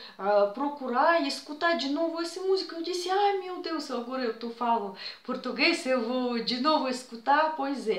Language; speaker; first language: Portuguese; non-native, fluent; Russian